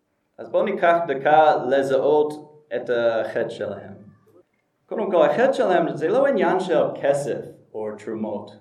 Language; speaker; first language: Hebrew; non-native, fluent; English